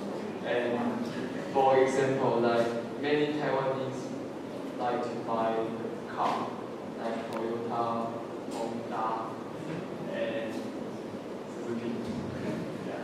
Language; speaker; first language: English; non-native, learner; Chinese